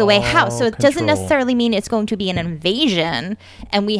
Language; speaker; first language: English; native; English